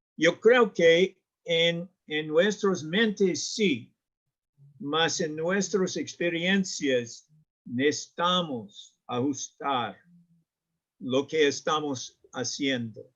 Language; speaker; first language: Spanish; non-native, learner; English